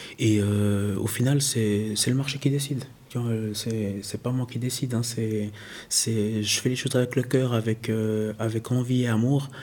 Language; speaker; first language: French; early bilingual, other home language; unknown